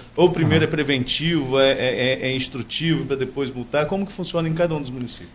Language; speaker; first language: Portuguese; native; Portuguese